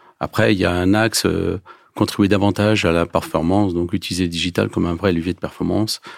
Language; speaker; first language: French; early bilingual, other home language; Turkish